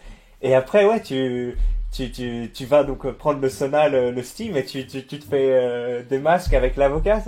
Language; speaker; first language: French; native; French